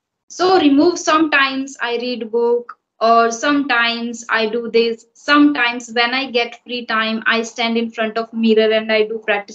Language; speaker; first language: English; non-native, fluent; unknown